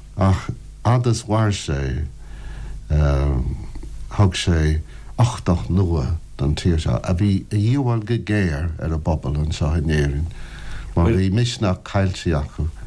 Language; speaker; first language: Irish; non-native, local second language; English